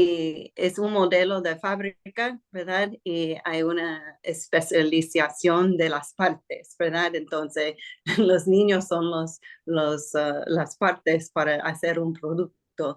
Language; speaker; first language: Spanish; non-native, fluent; English